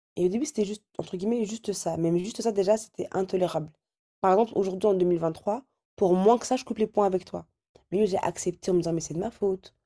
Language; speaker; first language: French; early bilingual, other home language; Arabic